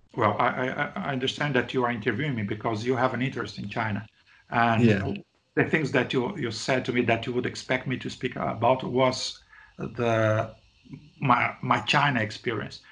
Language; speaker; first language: English; non-native, fluent; Portuguese